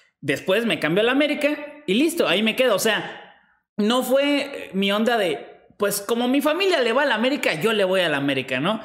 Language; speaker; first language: Spanish; native; Spanish